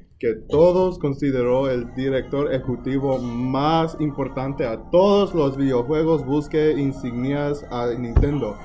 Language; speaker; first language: Spanish; non-native, learner; English